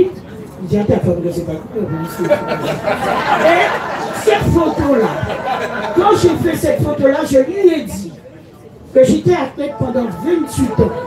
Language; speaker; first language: French; native; French